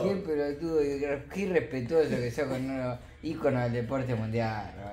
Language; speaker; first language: Spanish; native; Spanish